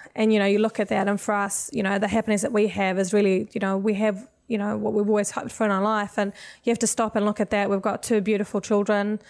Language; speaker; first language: English; non-native, fluent; Swedish